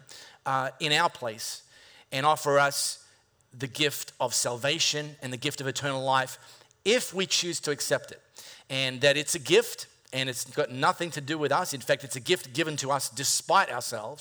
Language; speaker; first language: English; native; English